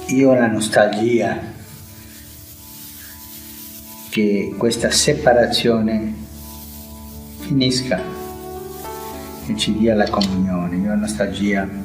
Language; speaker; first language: Italian; non-native, fluent; Spanish